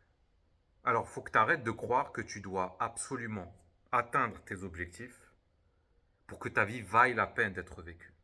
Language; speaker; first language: French; native; French